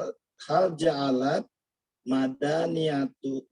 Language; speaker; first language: Arabic; non-native, learner; Indonesian